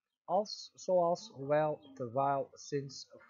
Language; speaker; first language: Dutch; non-native, fluent; Turkish